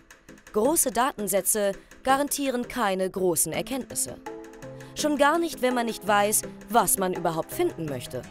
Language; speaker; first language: German; native; German